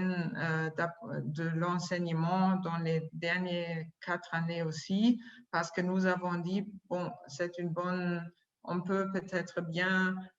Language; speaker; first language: French; non-native, fluent; German